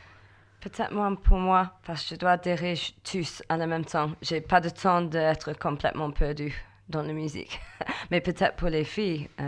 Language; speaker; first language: French; non-native, learner; English